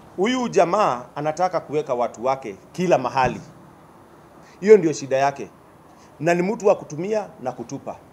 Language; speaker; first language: Swahili; non-native, local second language; Kikuyu